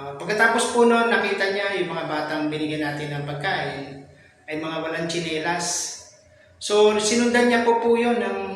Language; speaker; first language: Filipino; non-native, local second language; Bikol